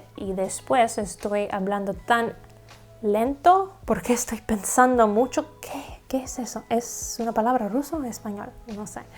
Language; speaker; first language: Spanish; non-native, learner; English